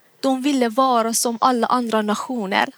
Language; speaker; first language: Swedish; non-native, fluent; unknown